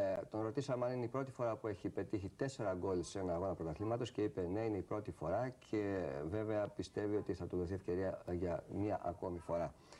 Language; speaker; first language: Greek; native; Greek